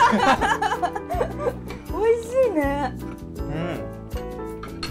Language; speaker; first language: Japanese; non-native, learner; Korean